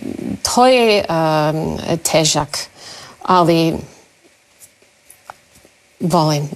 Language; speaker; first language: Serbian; non-native, learner; English